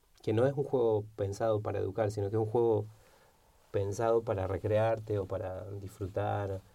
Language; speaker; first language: Spanish; native; Spanish